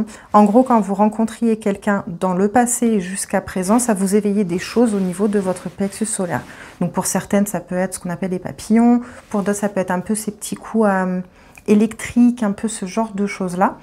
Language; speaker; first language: French; native; French